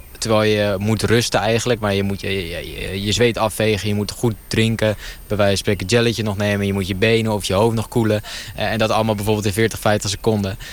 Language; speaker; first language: Dutch; native; Dutch